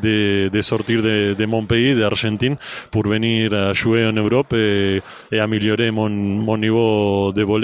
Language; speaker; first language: French; non-native, fluent; Spanish